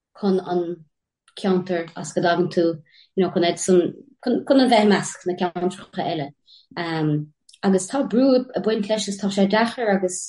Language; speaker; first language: Irish; native; Irish